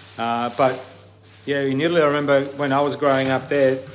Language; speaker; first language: English; early bilingual, other home language; Italian